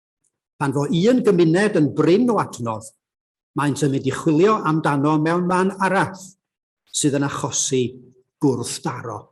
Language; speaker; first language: Welsh; native; Welsh